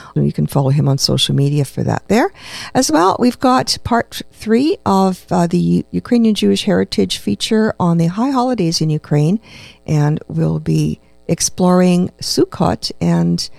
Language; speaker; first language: English; native; English